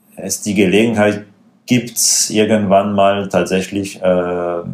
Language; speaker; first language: German; non-native, fluent; French